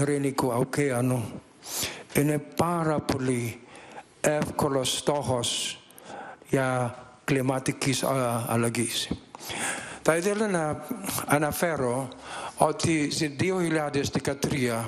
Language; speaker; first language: Greek; non-native, learner; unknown